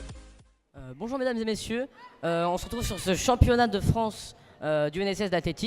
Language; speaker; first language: French; native; French